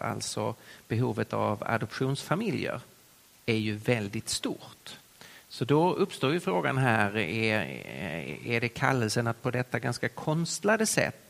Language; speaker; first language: Swedish; native; Swedish